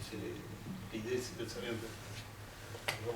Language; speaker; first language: French; non-native, fluent; Spanish